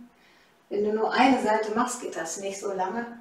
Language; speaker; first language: German; native; German